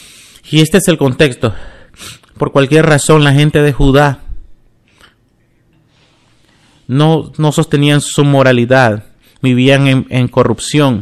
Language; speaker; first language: Spanish; non-native, fluent; English